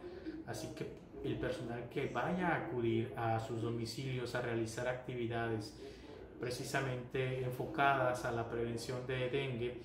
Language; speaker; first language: Spanish; native; Spanish